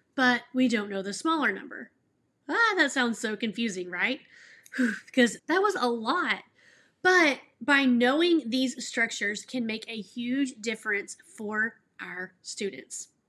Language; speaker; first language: English; native; English